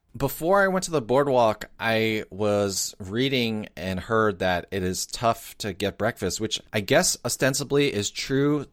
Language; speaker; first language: English; native; English